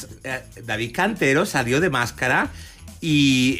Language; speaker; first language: Spanish; native; Spanish